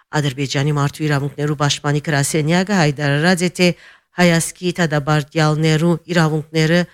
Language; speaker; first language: Armenian; early bilingual, heritage; Armenian